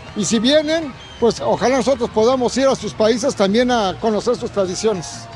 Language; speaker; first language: Spanish; native; Spanish